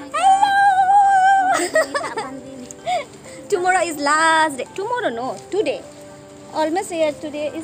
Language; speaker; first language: English; non-native, learner; Hindi